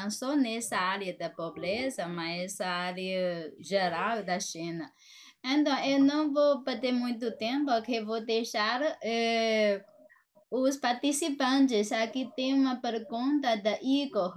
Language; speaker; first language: Portuguese; non-native, fluent; Chinese